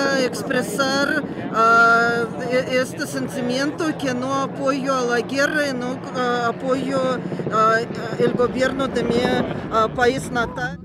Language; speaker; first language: Spanish; non-native, fluent; Russian